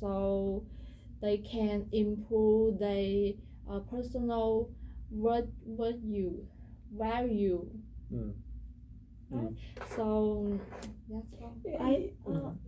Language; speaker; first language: English; non-native, learner; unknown